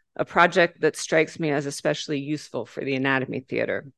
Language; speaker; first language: English; native; English